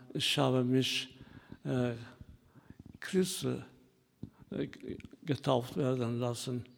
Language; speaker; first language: German; non-native, learner; Persian